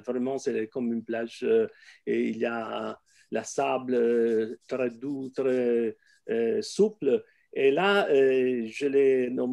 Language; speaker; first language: French; non-native, fluent; Italian